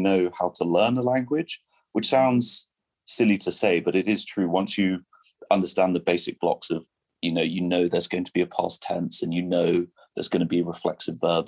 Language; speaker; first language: English; non-native, local second language; French